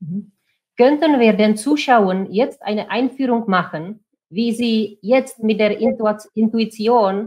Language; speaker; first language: German; non-native, fluent; Czech